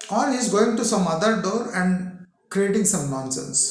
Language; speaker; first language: English; non-native, local second language; Telugu